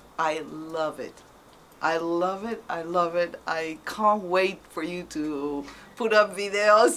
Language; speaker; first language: English; non-native, learner; Spanish